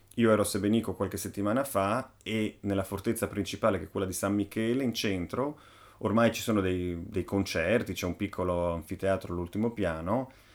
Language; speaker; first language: Italian; native; Italian